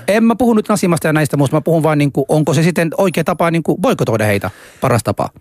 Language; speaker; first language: Finnish; early bilingual, other home language; Somali